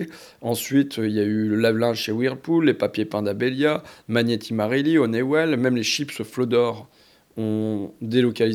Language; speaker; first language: French; native; French